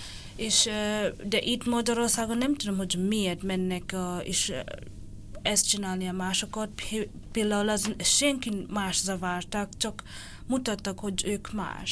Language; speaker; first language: Hungarian; non-native, learner; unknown